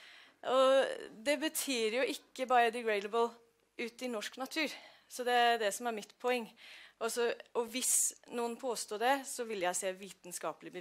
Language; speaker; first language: Norwegian; non-native, fluent; English